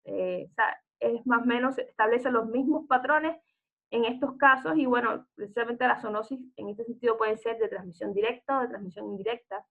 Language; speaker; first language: Spanish; native; Spanish